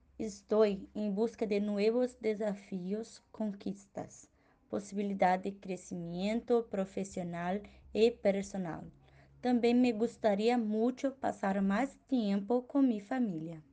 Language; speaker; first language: Portuguese; non-native, learner; Spanish